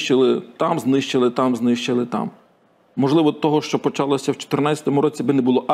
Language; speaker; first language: Ukrainian; native; Ukrainian